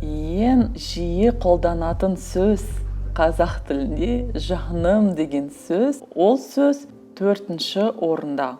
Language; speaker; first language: Kazakh; non-native, learner; Russian